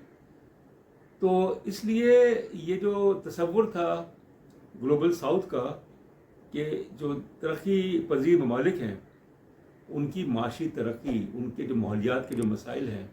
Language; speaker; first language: Urdu; native; Urdu